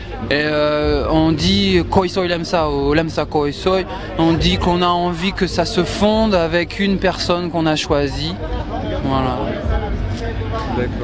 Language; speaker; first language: French; native; French